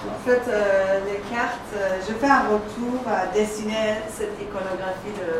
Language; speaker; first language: French; non-native, fluent; Persian